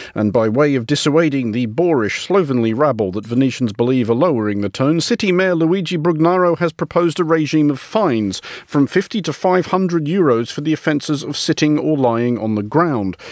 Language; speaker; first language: English; native; English